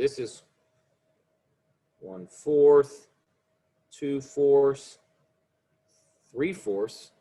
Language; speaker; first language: English; native; English